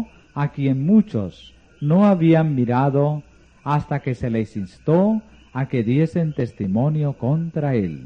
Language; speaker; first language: Spanish; native; Spanish